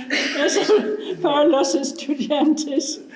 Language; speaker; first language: Spanish; non-native, fluent; English